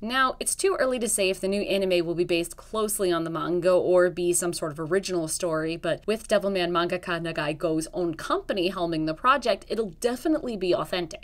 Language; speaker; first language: English; native; English